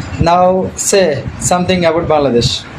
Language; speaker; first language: English; non-native, learner; Bangla